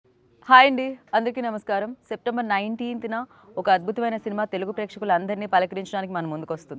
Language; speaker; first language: Telugu; native; Telugu